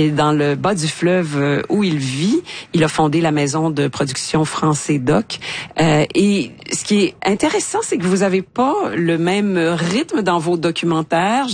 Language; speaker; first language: French; native; French